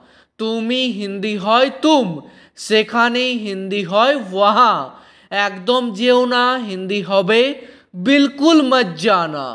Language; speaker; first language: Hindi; non-native, fluent; Bangla